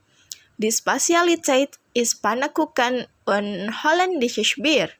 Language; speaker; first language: German; non-native, learner; Indonesian